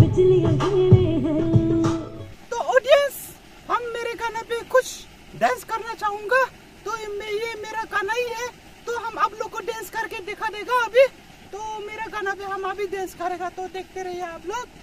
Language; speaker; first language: Hindi; non-native, local second language; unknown